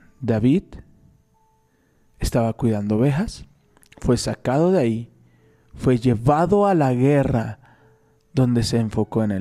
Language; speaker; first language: Spanish; native; Spanish